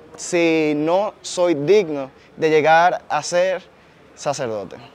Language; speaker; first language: Spanish; native; Spanish